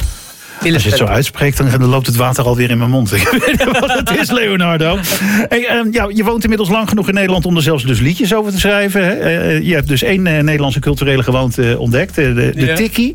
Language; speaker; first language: Dutch; native; Dutch